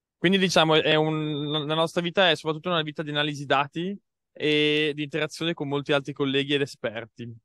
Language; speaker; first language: Italian; native; Italian